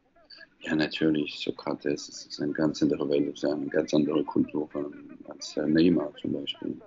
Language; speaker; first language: German; non-native, fluent; French